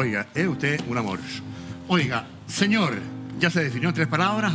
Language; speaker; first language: Spanish; native; Spanish